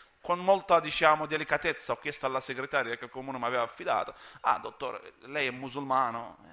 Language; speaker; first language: Italian; non-native, fluent; Arabic